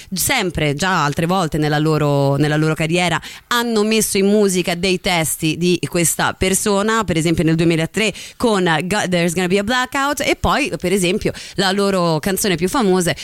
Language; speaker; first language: Italian; native; Italian